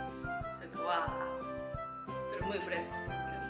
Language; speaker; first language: Spanish; non-native, learner; Japanese